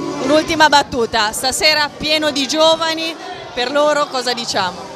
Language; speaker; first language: Italian; native; Italian